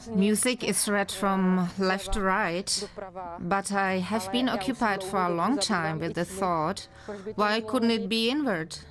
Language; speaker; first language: English; non-native, fluent; Czech